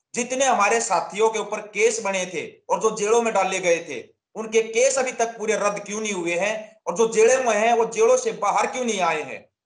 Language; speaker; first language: Hindi; native; Hindi